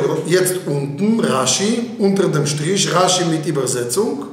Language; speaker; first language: German; non-native, fluent; Hebrew